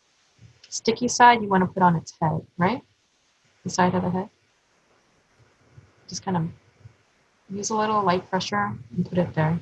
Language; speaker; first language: English; native; English